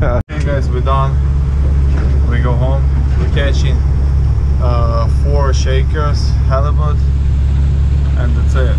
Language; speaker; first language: English; non-native, learner; Russian